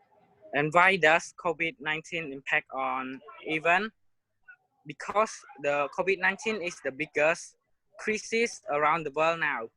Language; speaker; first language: English; non-native, learner; Khmer